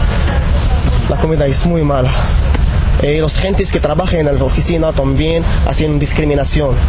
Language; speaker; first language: Spanish; non-native, learner; Arabic